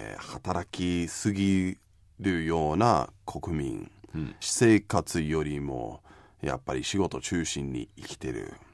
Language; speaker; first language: Japanese; non-native, fluent; English